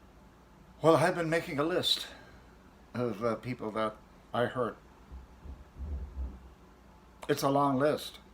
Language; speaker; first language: English; native; English